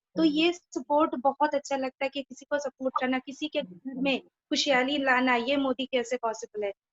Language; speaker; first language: Hindi; non-native, local second language; Bangla